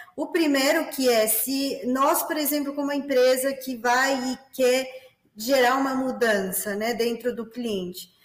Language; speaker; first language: Portuguese; non-native, fluent; Spanish